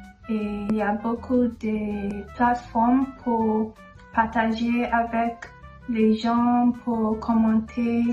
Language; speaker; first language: French; non-native, learner; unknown